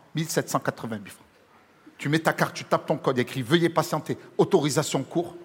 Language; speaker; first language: French; native; French